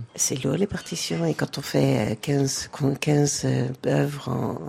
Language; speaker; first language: French; native; French